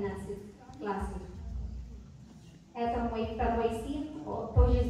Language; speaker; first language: Russian; non-native, learner; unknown